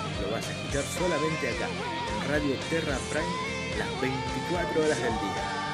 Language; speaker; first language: Spanish; native; Spanish